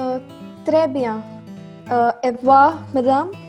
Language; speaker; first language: French; non-native, learner; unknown